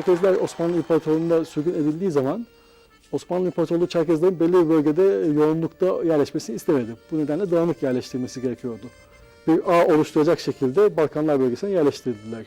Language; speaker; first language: Turkish; native; Turkish